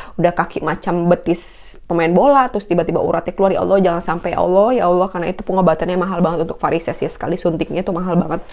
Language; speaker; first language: Indonesian; native; Indonesian